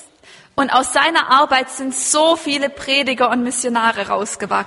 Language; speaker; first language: German; native; German